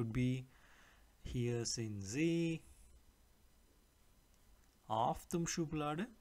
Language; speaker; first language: German; non-native, fluent; English